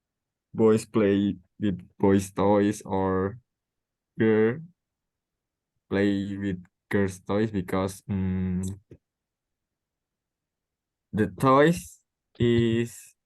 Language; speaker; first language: English; non-native, learner; Indonesian